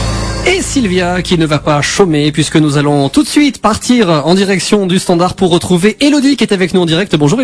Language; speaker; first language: French; native; French